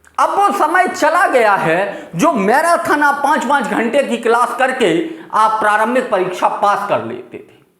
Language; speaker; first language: Hindi; native; Hindi